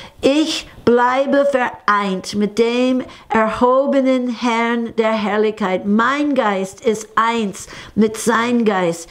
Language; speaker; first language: German; non-native, fluent; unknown